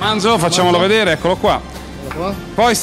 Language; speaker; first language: Italian; native; Italian